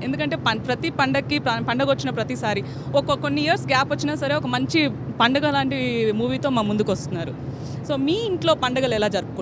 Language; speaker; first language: Telugu; native; Telugu